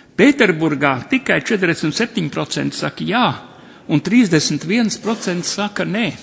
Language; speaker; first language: Latvian; native; Latvian